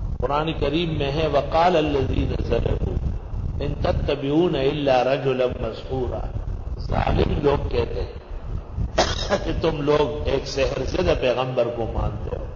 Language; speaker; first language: Urdu; non-native, local second language; Pashto